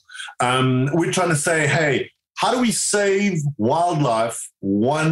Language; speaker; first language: English; native; English